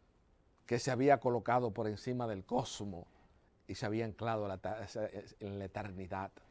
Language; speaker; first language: Spanish; native; Spanish